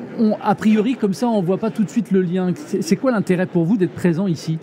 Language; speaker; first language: French; native; French